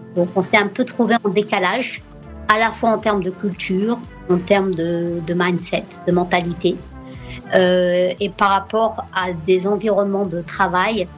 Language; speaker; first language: French; native; French